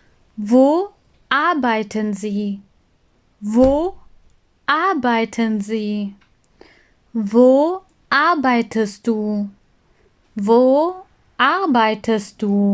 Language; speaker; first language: German; non-native, fluent; Urdu